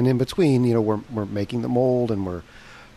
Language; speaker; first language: English; native; English